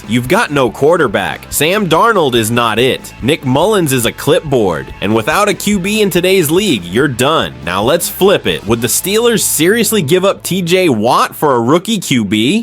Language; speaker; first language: English; native; English